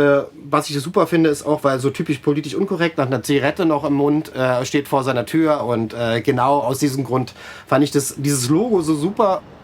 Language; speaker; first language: German; native; German